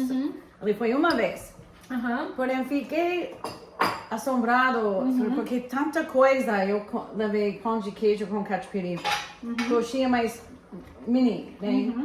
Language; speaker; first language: Portuguese; non-native, fluent; English